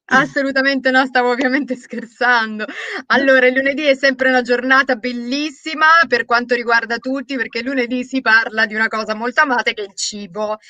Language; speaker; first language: Italian; native; Italian